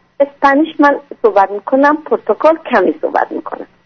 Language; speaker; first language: Persian; non-native, fluent; French